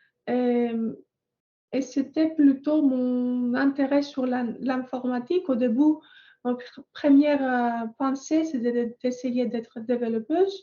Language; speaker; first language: French; non-native, fluent; Greek